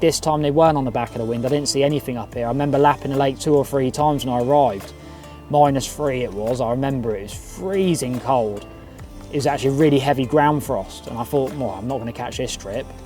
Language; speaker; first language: English; native; English